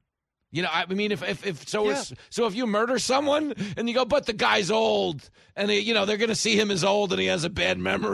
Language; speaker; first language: English; native; English